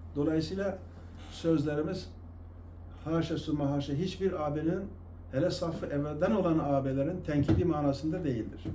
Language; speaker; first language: Turkish; non-native, local second language; Kurdish